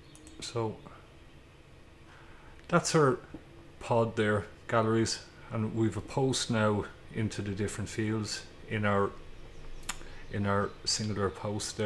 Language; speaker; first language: English; native; English